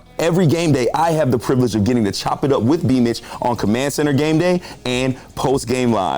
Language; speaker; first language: English; native; English